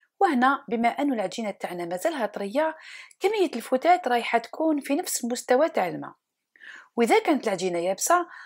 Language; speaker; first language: Arabic; non-native, local second language; Kabyle